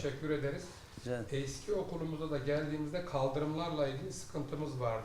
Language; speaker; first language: Turkish; native; Turkish